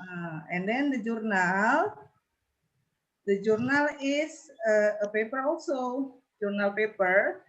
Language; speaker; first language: English; non-native, learner; Indonesian